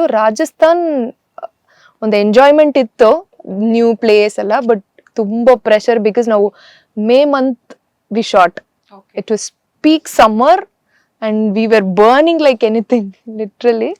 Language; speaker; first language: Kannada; early bilingual, heritage; Kannada